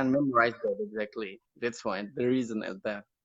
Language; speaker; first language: English; non-native, learner; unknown